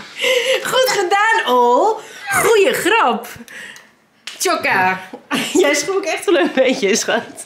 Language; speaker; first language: Dutch; native; Dutch